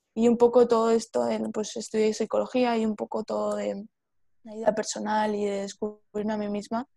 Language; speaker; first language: Spanish; native; Spanish